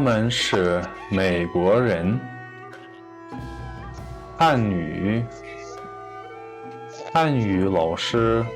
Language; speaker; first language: Chinese; non-native, fluent; Kyrgyz